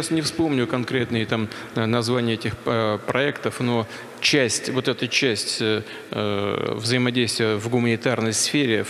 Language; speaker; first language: Russian; native; Russian